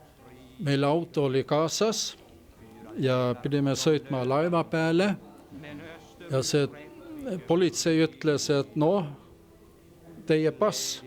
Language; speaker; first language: Estonian; early bilingual, heritage; Estonian